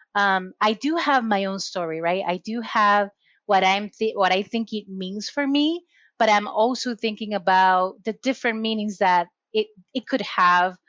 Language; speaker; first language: English; non-native, fluent; Spanish